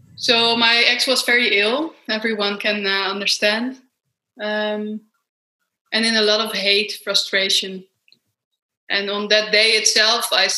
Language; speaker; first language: English; non-native, fluent; Dutch